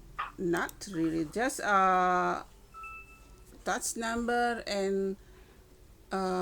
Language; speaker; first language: English; non-native, learner; Indonesian